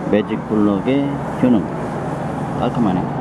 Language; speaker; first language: Korean; native; Korean